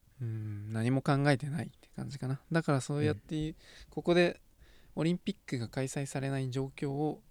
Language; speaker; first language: Japanese; native; Japanese